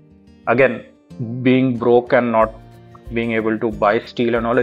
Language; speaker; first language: English; non-native, local second language; Urdu